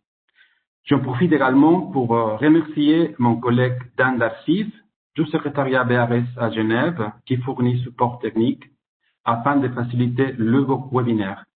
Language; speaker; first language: French; non-native, fluent; Italian